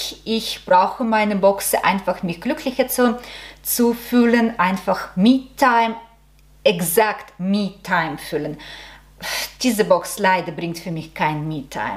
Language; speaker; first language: German; non-native, learner; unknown